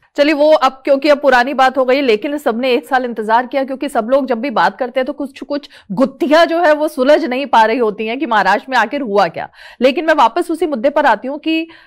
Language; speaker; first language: Hindi; native; Hindi